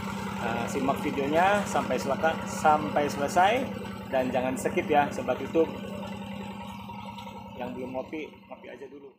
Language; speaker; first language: Indonesian; native; Indonesian